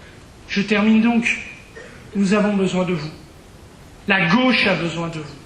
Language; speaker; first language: French; native; French